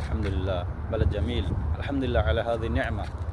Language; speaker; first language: Arabic; non-native, learner; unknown